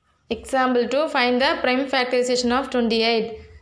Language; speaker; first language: English; non-native, local second language; Tamil